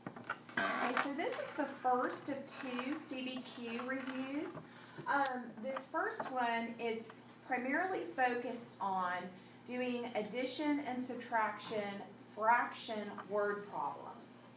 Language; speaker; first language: English; native; English